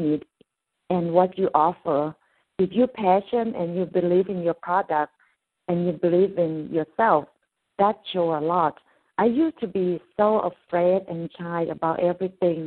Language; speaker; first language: English; non-native, fluent; Thai